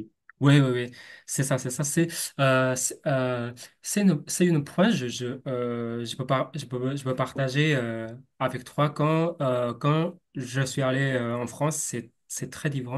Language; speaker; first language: French; non-native, fluent; Chinese